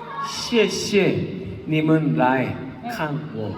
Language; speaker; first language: Chinese; non-native, learner; Korean